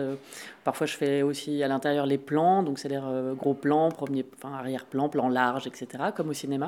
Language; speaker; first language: French; native; French